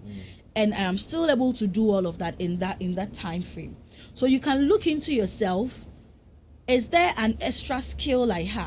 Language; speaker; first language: English; non-native, local second language; Akan